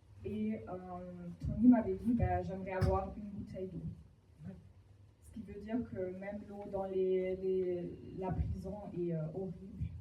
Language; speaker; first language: French; non-native, fluent; German